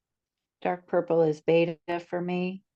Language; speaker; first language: English; native; English